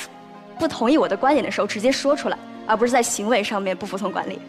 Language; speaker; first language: Chinese; native; Chinese